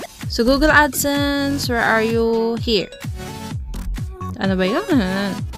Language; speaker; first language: English; non-native, local second language; Filipino